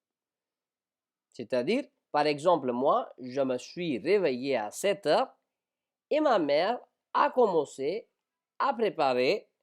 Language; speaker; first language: French; non-native, fluent; Hindi